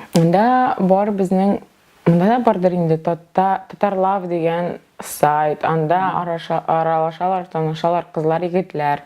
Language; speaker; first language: Tatar; native; Tatar